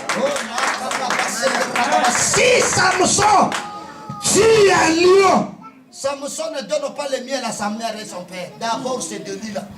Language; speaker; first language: French; non-native, local second language; Lingala